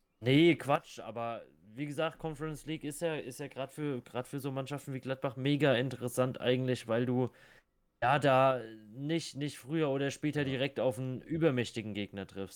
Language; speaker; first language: German; native; German